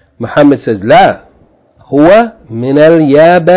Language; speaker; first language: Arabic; non-native, fluent; English